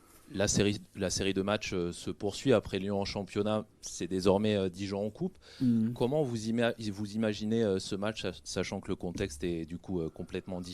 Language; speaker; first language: French; native; French